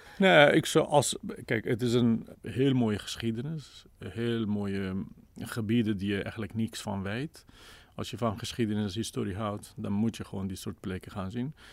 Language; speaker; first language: Dutch; non-native, fluent; Kurdish